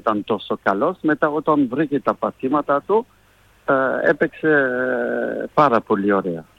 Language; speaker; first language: Greek; non-native, fluent; French